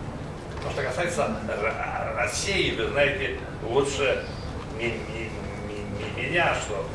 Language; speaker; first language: Russian; non-native, fluent; Polish